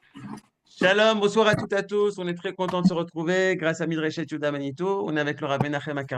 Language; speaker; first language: French; native; French